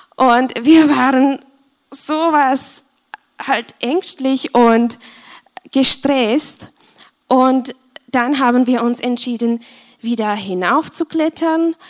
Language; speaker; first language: German; non-native, fluent; Czech